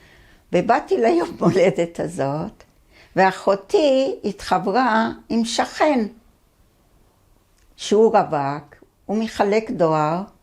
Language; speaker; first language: Hebrew; early bilingual, other home language; Arabic